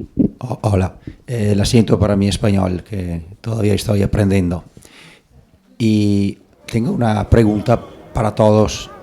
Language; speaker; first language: Spanish; non-native, learner; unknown